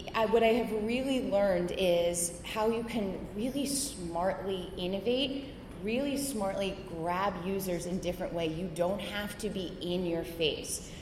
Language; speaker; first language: English; native; English